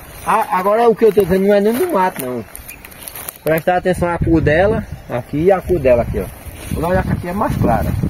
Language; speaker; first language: Portuguese; native; Portuguese